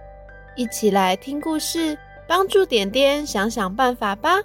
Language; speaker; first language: Chinese; native; Chinese